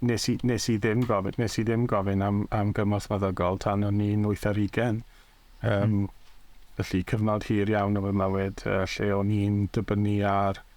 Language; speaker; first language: Welsh; native; Welsh